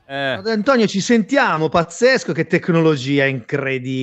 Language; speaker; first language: Italian; native; Italian